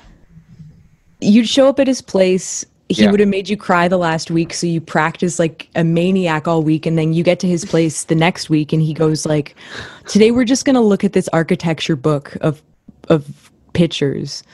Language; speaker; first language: English; native; English